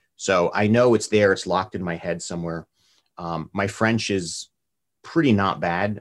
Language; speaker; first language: English; native; English